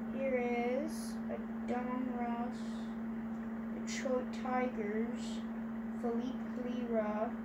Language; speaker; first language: English; native; English